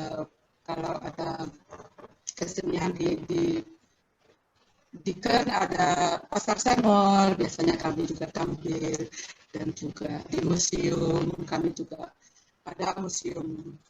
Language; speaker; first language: Indonesian; non-native, local second language; Balinese